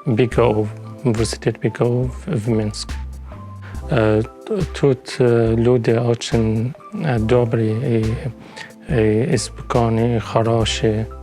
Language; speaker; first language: Russian; non-native, learner; Arabic